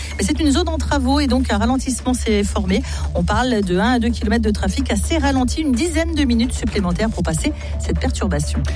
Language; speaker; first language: French; native; French